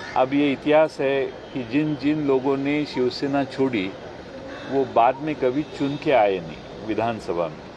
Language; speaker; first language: Hindi; non-native, local second language; Marathi